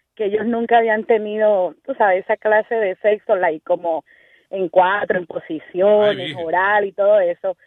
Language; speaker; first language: Spanish; native; Spanish